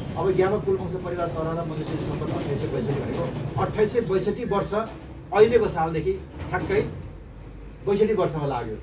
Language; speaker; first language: Nepali; non-native, local second language; Eastern Tamang